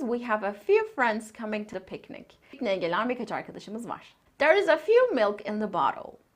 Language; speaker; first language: English; non-native, fluent; Turkish